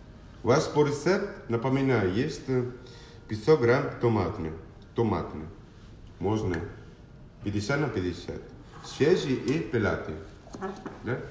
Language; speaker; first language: Russian; non-native, learner; Italian